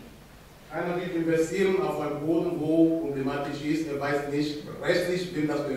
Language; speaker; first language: German; non-native, fluent; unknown